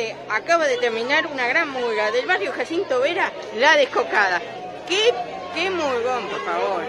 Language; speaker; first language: Spanish; native; Spanish